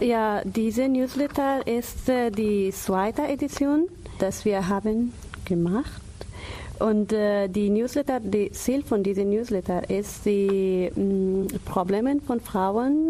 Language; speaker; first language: German; non-native, learner; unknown